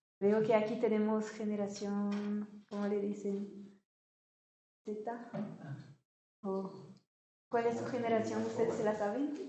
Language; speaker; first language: Spanish; non-native, fluent; French